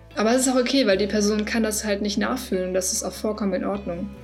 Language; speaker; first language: German; native; German